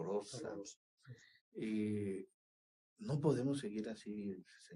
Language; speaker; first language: Spanish; native; Spanish